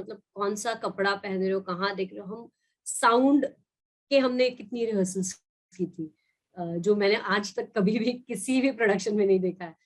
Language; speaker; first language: Hindi; non-native, local second language; Marathi